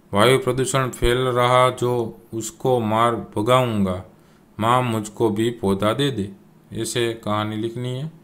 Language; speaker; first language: Hindi; non-native, local second language; Gujarati